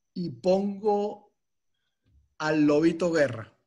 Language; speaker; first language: Spanish; native; Spanish